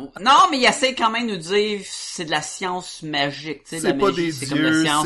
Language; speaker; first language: French; native; French